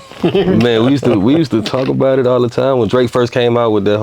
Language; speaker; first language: English; native; English